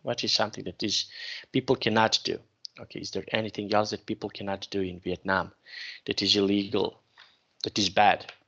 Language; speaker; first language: English; non-native, fluent; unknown